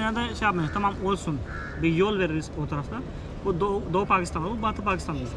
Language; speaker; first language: Turkish; non-native, fluent; Urdu